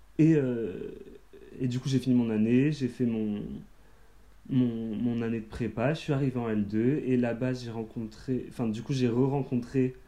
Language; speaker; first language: French; native; French